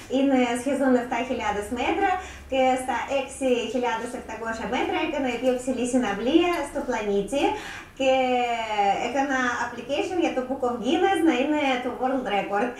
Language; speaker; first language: Greek; non-native, learner; Russian